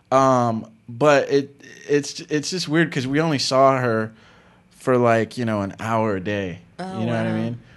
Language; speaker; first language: English; native; English